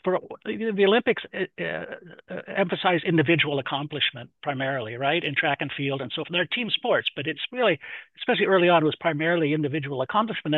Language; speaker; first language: English; native; English